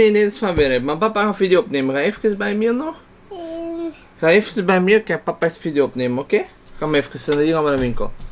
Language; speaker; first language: Dutch; native; Dutch